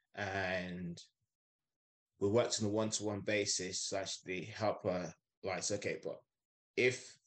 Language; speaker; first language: English; non-native, local second language; Yoruba